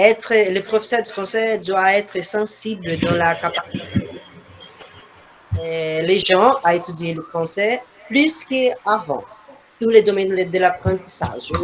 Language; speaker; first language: French; non-native, fluent; Portuguese